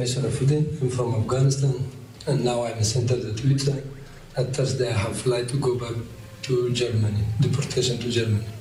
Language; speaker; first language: English; non-native, learner; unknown